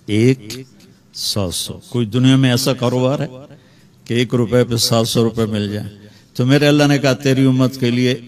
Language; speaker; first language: Urdu; non-native, local second language; Punjabi